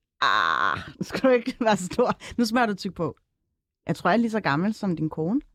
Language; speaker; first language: Danish; early bilingual, other home language; Turkish